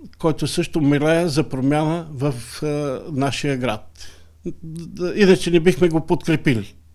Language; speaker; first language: Bulgarian; native; Bulgarian